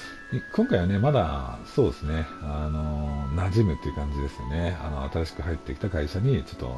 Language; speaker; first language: Japanese; native; Japanese